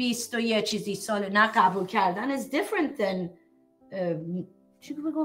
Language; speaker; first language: Persian; early bilingual, heritage; Persian